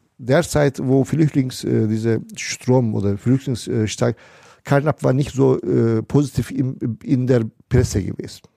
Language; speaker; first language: German; non-native, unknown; Turkish